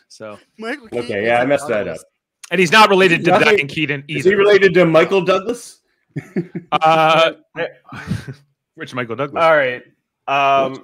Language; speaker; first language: English; native; English